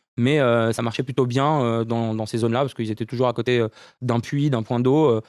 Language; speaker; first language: French; early bilingual, other home language; Romanian